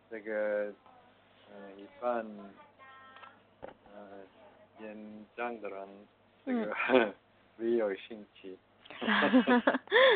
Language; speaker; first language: Chinese; non-native, learner; Korean